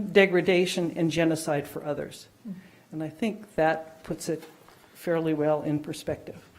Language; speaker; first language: English; non-native, fluent; Dutch